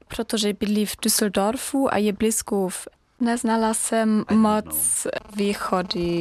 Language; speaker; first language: Czech; non-native, learner; German